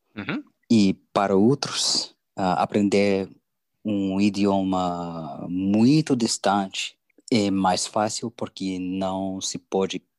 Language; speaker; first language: Portuguese; non-native, learner; English